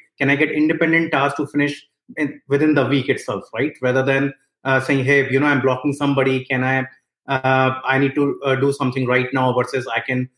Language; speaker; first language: English; non-native, local second language; Hindi